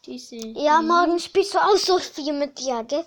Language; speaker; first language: German; early bilingual, other home language; Hungarian